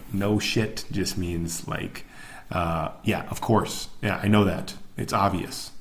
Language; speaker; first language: English; native; English